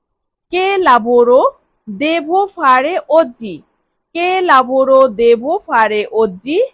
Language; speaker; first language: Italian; non-native, fluent; Bangla